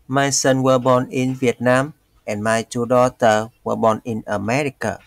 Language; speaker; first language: English; non-native, fluent; Vietnamese